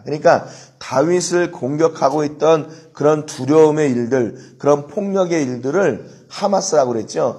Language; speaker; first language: Korean; native; Korean